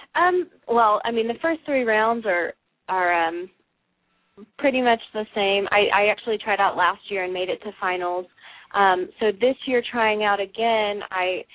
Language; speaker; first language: English; native; English